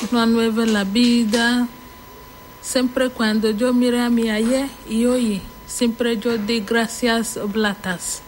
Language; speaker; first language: Spanish; non-native, learner; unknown